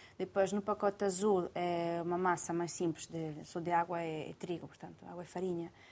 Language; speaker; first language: Portuguese; non-native, fluent; Italian